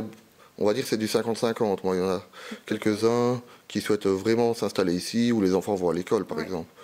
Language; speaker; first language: French; native; French